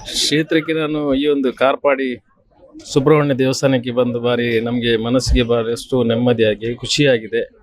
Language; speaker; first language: Kannada; native; Kannada